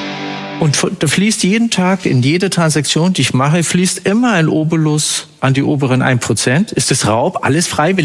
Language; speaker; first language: German; native; German